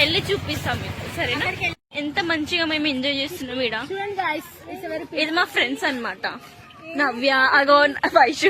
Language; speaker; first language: Telugu; non-native, local second language; Hindi